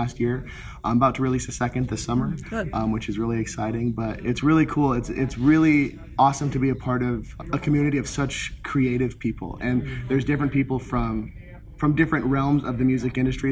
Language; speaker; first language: English; native; English